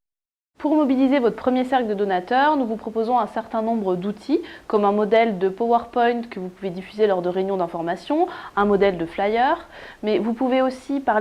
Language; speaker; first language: French; native; French